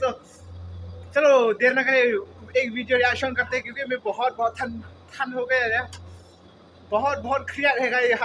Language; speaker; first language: Hindi; non-native, local second language; Khasi